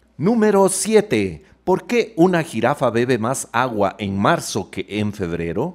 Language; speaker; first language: Spanish; native; Spanish